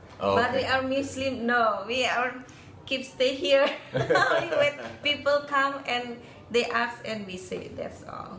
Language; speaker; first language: English; non-native, learner; Indonesian